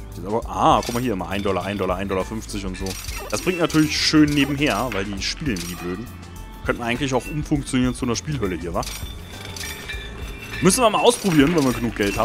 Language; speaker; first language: German; native; German